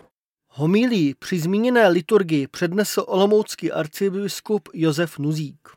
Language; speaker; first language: Czech; native; Czech